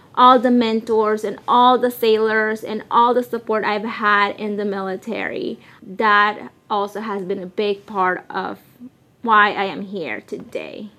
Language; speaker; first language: English; early bilingual, other home language; Spanish